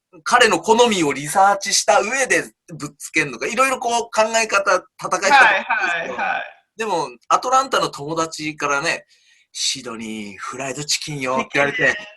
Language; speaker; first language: Japanese; native; Japanese